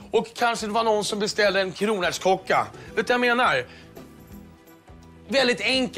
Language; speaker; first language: Swedish; native; Swedish